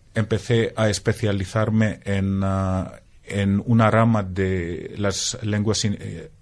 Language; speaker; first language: Spanish; non-native, fluent; Greek